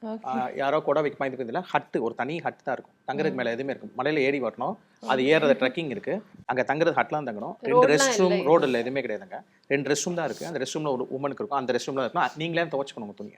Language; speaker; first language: Tamil; native; Tamil